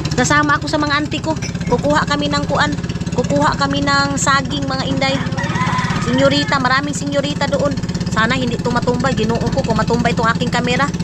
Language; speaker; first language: Filipino; non-native, local second language; Cebuano